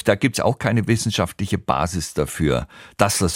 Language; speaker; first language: German; native; German